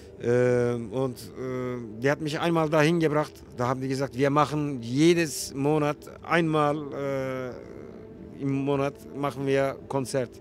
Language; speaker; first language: German; early bilingual, other home language; Turkish